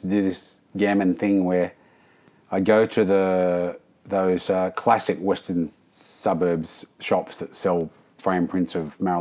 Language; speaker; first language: English; native; English